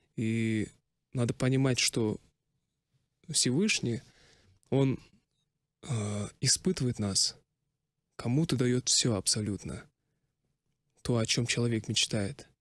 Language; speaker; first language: Russian; non-native, local second language; Kazakh